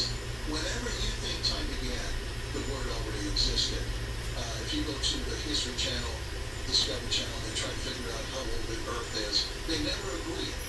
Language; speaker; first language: English; native; English